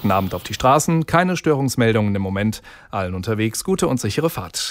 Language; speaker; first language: German; native; German